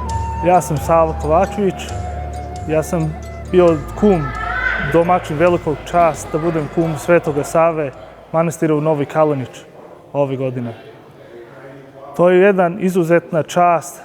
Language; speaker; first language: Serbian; early bilingual, heritage; Serbian